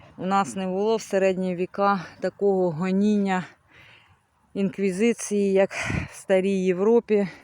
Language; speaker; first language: Ukrainian; non-native, local second language; Russian